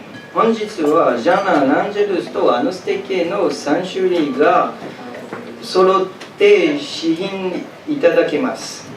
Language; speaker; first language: Japanese; non-native, fluent; French